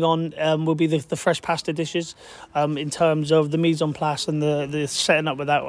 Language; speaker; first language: English; native; English